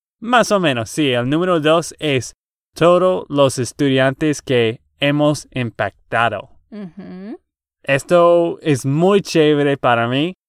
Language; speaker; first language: Spanish; non-native, fluent; English